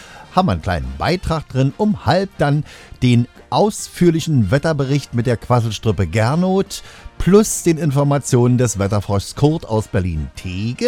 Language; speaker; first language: German; native; German